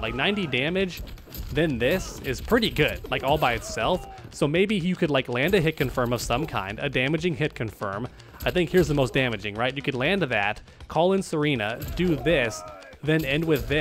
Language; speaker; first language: English; native; English